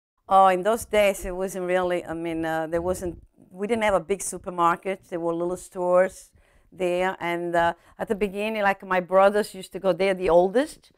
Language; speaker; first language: English; non-native, fluent; Italian